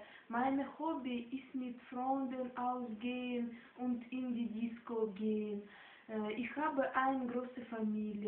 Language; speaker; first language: German; non-native, learner; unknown